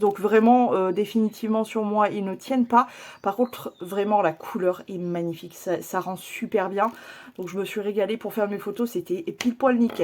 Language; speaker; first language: French; native; French